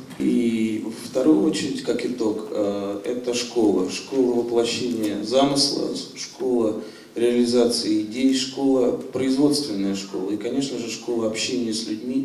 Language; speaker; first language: Russian; native; Russian